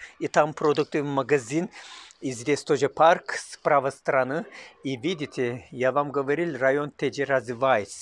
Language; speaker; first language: Russian; non-native, learner; Turkish